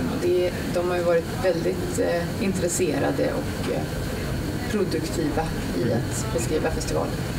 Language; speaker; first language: Swedish; native; Swedish